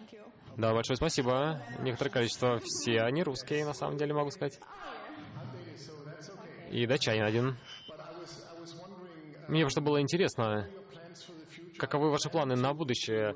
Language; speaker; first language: Russian; native; Russian